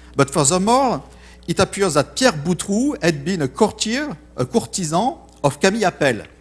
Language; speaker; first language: English; non-native, fluent; French